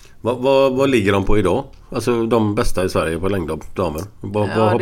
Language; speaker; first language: Swedish; native; Swedish